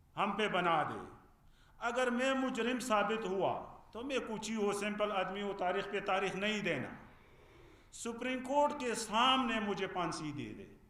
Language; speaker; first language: Urdu; non-native, fluent; Pashto